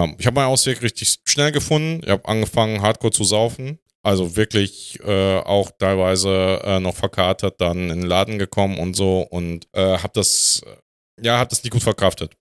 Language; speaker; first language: German; non-native, fluent; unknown